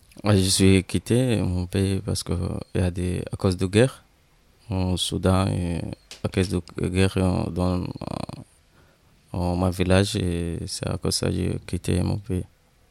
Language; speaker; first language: French; non-native, learner; Arabic